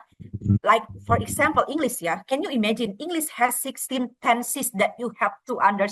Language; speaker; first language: English; non-native, fluent; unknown